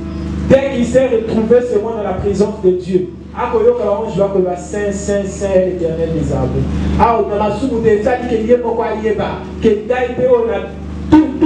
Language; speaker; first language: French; non-native, local second language; Lingala